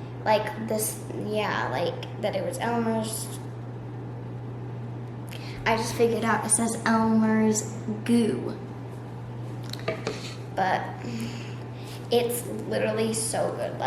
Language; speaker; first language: English; native; English